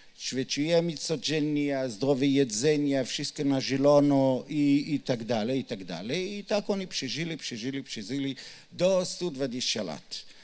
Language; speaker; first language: Polish; non-native, learner; Hebrew